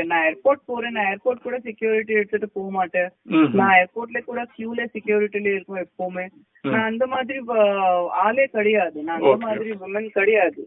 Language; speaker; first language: Tamil; non-native, fluent; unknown